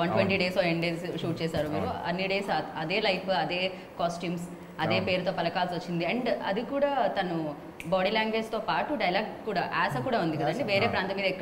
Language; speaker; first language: Telugu; native; Telugu